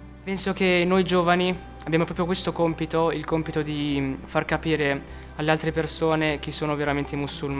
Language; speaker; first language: Italian; early bilingual, other home language; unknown